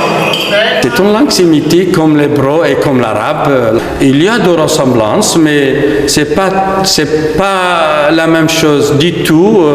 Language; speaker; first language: French; non-native, fluent; Aramaic